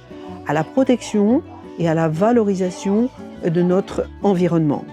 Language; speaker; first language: French; native; French